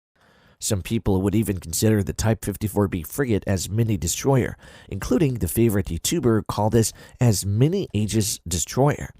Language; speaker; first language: English; non-native, fluent; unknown